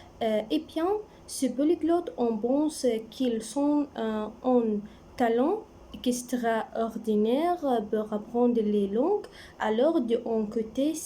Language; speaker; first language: French; non-native, learner; Arabic